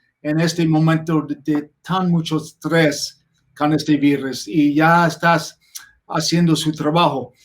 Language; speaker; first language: Spanish; non-native, learner; English